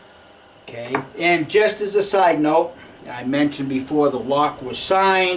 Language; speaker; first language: English; native; English